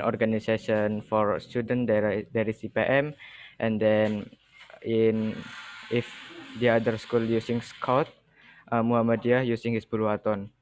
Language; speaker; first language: English; non-native, learner; Indonesian